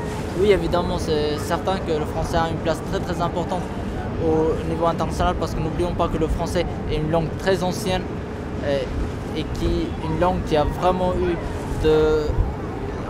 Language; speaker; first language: French; non-native, fluent; Albanian